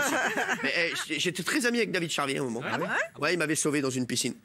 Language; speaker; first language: French; native; French